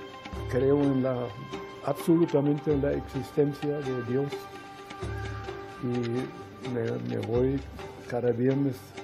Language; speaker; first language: Spanish; non-native, fluent; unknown